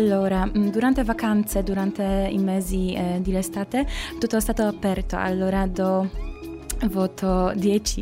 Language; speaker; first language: Italian; non-native, learner; Polish